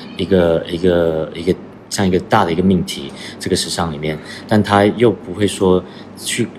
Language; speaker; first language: Chinese; native; Chinese